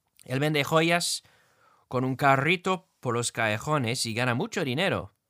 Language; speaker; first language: Spanish; non-native, fluent; English